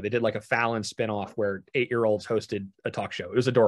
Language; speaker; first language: English; native; English